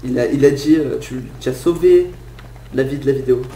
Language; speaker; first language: French; native; French